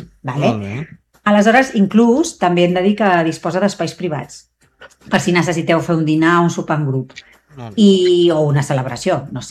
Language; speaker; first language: Catalan; native; Catalan